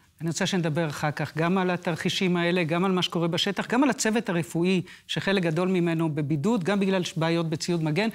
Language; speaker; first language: Hebrew; native; Hebrew